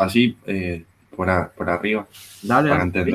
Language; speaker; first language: Spanish; native; Spanish